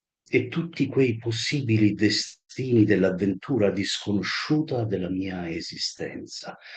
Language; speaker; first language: Italian; native; Italian